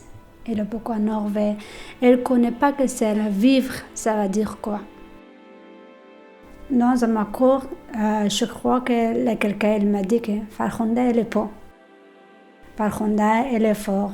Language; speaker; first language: French; non-native, learner; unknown